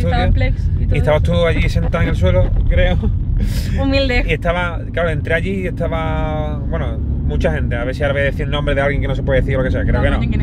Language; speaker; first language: Spanish; native; Spanish